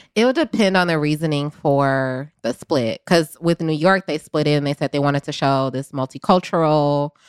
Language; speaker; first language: English; native; English